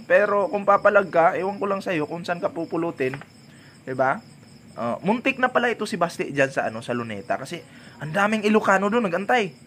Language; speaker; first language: Filipino; non-native, local second language; Cebuano